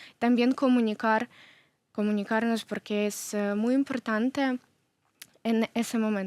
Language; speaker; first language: Spanish; non-native, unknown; Ukrainian